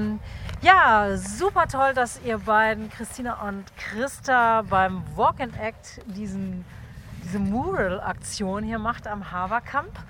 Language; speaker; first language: German; native; German